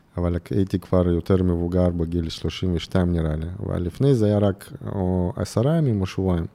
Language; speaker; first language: Hebrew; non-native, fluent; Russian